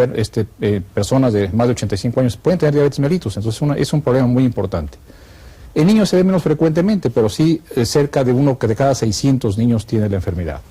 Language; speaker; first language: Spanish; native; Spanish